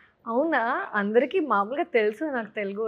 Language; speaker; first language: Telugu; non-native, fluent; Hindi